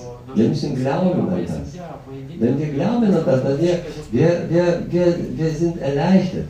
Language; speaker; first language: German; non-native, learner; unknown